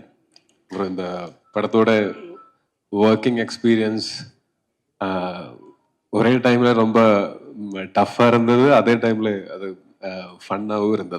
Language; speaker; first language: Tamil; non-native, learner; Malayalam